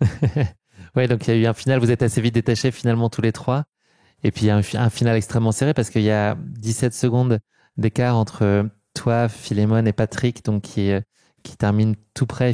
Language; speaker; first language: French; native; French